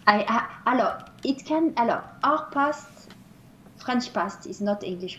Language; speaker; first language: English; non-native, fluent; French